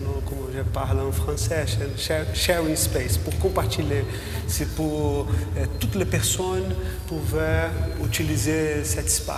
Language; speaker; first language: French; non-native, learner; Portuguese